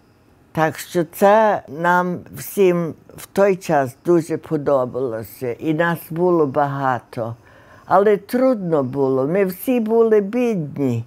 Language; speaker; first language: Ukrainian; early bilingual, heritage; Ukrainian